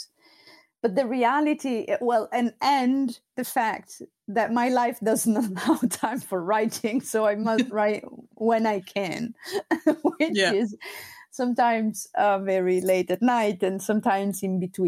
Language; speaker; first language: English; non-native, fluent; Sardinian